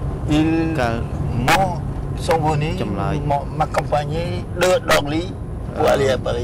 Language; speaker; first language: French; non-native, local second language; Khmer